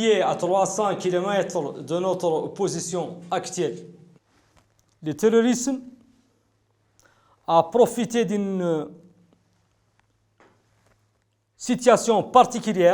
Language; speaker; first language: French; non-native, local second language; Arabic